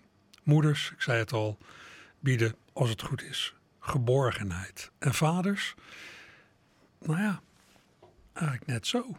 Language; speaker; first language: Dutch; native; Dutch